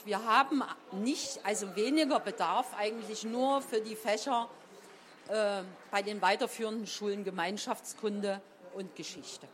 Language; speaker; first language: German; native; German